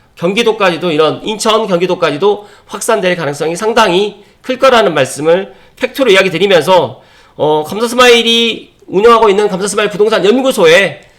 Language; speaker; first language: Korean; native; Korean